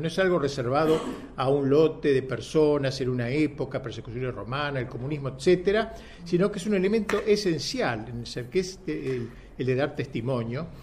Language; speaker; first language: Spanish; native; Spanish